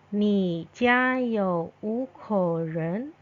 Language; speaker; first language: Chinese; non-native, fluent; Indonesian